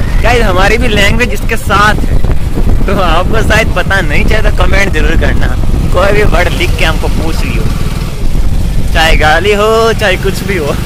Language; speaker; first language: Hindi; native; Hindi